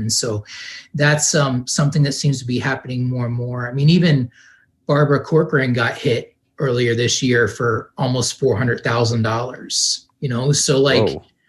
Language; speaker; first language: English; native; English